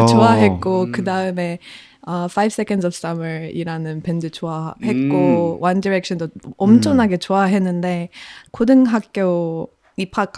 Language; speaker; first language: Korean; non-native, fluent; Polish